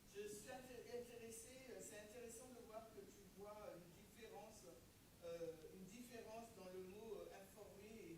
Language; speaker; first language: French; native; French